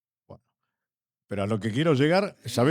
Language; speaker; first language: Spanish; native; Spanish